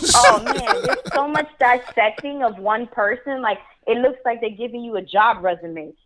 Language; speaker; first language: English; early bilingual, other home language; Spanish